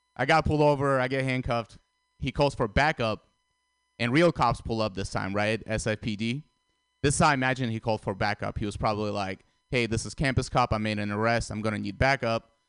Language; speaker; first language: English; early bilingual, other home language; Russian